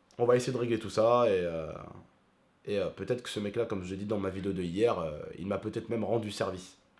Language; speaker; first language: French; early bilingual, other home language; Arabic